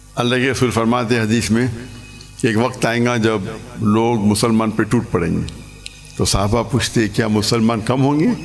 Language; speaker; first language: Urdu; non-native, local second language; English